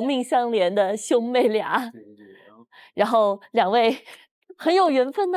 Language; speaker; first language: Chinese; native; Chinese